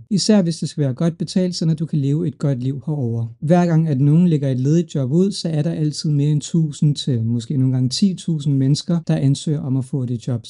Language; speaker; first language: Danish; early bilingual, other home language; Urdu